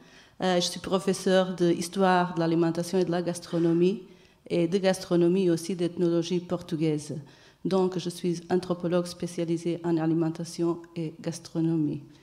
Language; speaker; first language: French; non-native, fluent; Portuguese